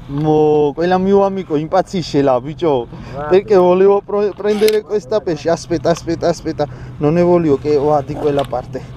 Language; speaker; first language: Italian; non-native, learner; Georgian